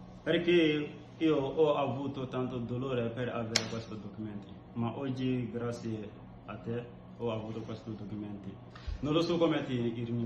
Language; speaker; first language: Italian; non-native, learner; Bambara